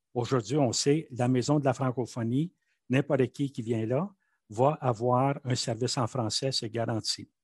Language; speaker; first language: French; native; French